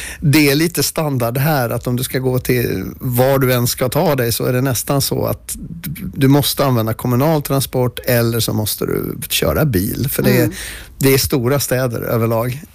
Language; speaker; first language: Swedish; early bilingual, other home language; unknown